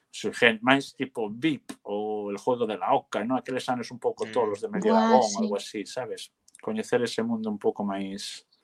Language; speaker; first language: Galician; native; Galician